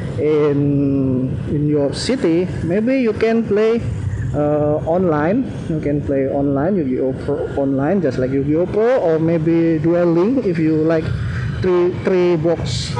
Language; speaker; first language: English; non-native, learner; Indonesian